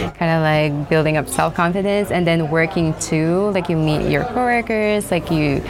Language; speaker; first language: English; non-native, local second language; Filipino